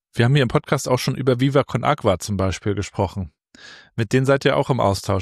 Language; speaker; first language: German; native; German